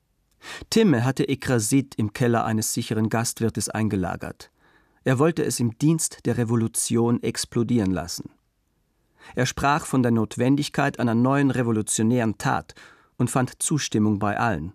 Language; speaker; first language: German; native; German